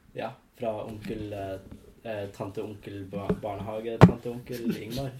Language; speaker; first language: Norwegian; non-native, fluent; English